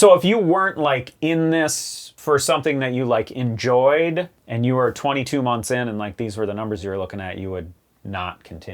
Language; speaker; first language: English; native; English